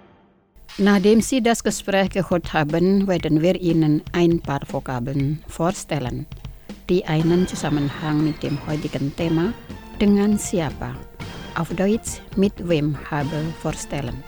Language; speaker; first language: German; non-native, fluent; Indonesian